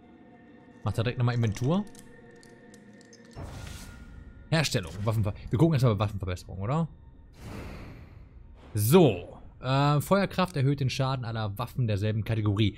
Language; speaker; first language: German; native; German